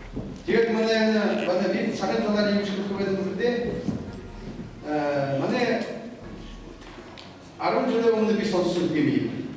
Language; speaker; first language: Mongolian; non-native, learner; Buriat